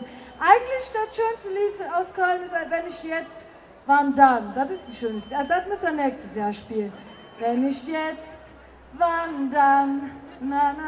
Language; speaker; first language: German; native; German